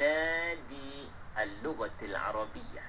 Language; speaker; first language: Arabic; non-native, fluent; Malay